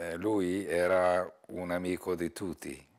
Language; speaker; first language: Italian; non-native, learner; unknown